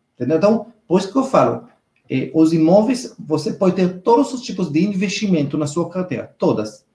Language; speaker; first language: Portuguese; non-native, fluent; Hebrew